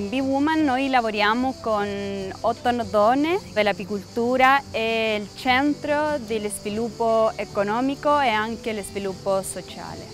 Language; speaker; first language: Italian; non-native, fluent; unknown